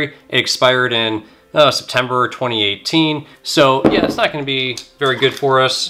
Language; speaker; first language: English; native; English